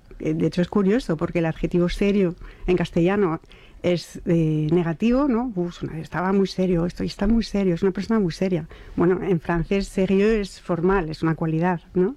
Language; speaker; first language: Spanish; non-native, fluent; French